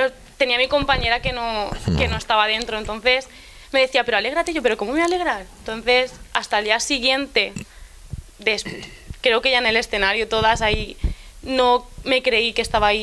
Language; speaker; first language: Spanish; native; Spanish